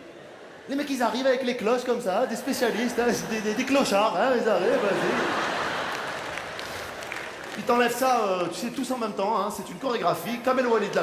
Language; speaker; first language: French; native; French